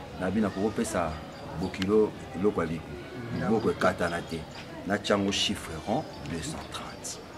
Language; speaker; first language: Lingala; non-native, local second language; Kongo